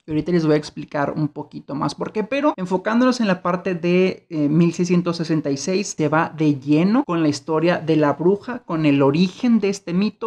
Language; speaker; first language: Spanish; native; Spanish